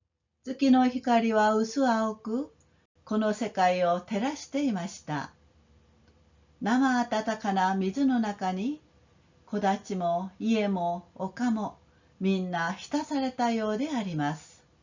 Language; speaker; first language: Japanese; non-native, fluent; Korean